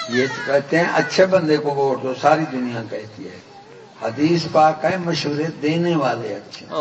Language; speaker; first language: Urdu; non-native, local second language; Punjabi